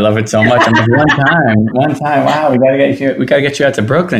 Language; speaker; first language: English; native; English